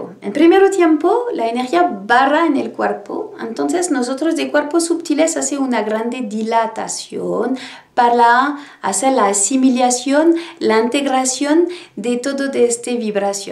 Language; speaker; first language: Spanish; non-native, learner; French